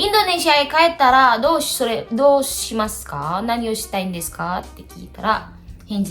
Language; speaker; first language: Japanese; non-native, learner; Indonesian